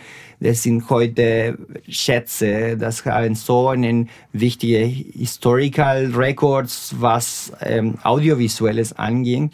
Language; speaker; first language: German; non-native, fluent; Spanish